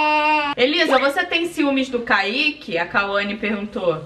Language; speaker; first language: Portuguese; native; Portuguese